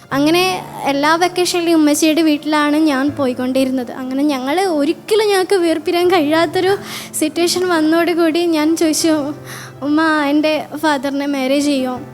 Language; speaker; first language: Malayalam; non-native, local second language; Bangla